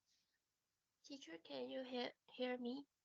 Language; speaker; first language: English; non-native, learner; Chinese